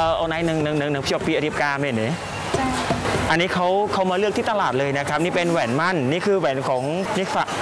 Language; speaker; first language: Thai; non-native, fluent; Khmer